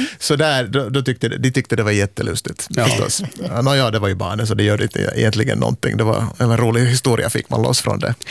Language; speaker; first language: Swedish; native; Swedish